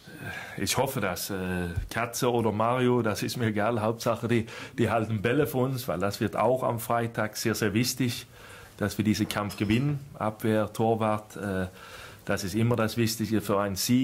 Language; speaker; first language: German; non-native, fluent; Swedish